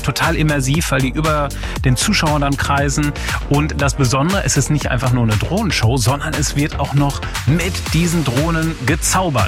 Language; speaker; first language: German; native; German